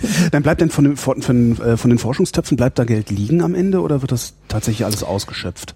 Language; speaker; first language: German; native; German